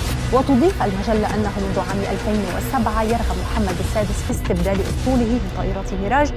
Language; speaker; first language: Arabic; native; Arabic